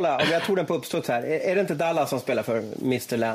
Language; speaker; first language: Swedish; native; Swedish